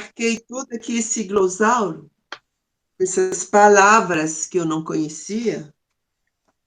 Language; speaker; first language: Portuguese; non-native, learner; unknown